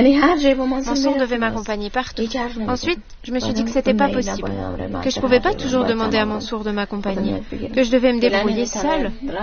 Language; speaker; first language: French; non-native, fluent; Persian